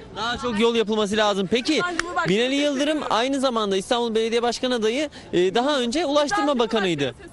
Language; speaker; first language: Turkish; native; Turkish